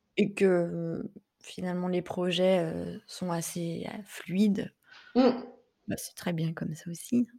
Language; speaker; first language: French; native; French